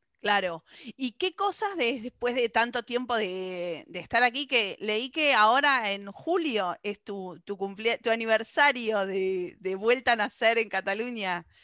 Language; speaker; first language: Spanish; native; Spanish